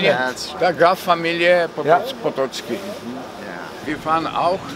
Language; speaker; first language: German; non-native, learner; Polish